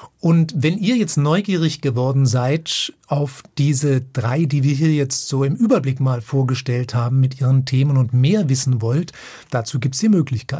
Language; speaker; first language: German; native; German